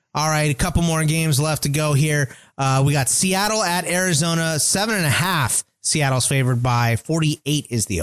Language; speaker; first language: English; native; English